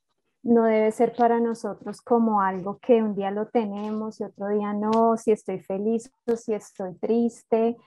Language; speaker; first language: Spanish; native; Spanish